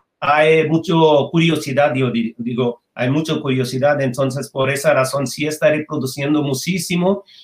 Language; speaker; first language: Spanish; non-native, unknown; Bangla